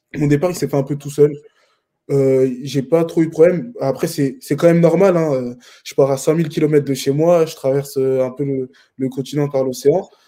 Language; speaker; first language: French; native; French